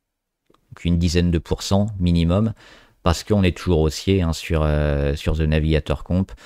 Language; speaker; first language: French; native; French